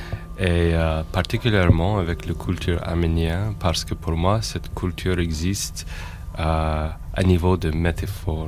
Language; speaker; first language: French; non-native, fluent; English